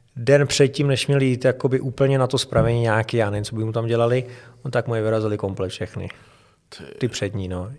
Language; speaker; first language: Czech; native; Czech